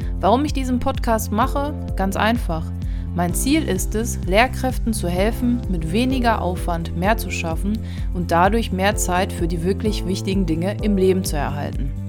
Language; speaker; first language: German; native; German